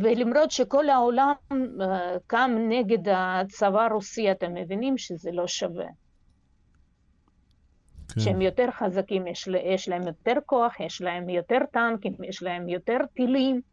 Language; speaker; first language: Hebrew; non-native, fluent; Russian